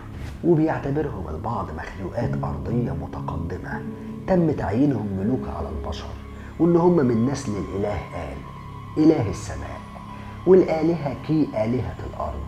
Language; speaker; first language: Arabic; native; Arabic